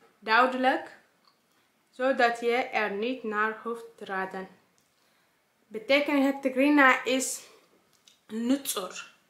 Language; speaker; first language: Dutch; non-native, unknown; Tigrinya